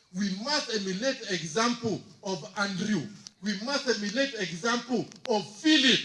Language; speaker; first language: English; non-native, local second language; Swahili